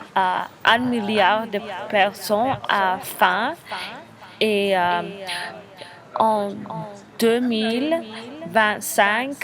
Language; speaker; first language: French; non-native, learner; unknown